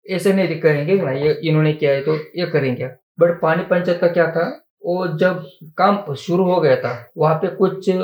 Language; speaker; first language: Hindi; non-native, local second language; Marathi